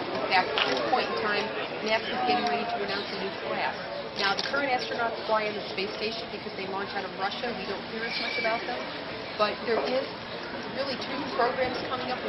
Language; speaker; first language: English; native; English